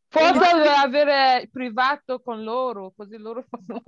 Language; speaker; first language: Italian; non-native, learner; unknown